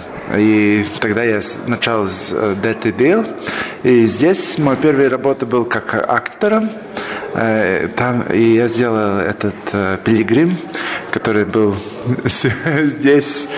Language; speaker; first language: Russian; non-native, local second language; Latvian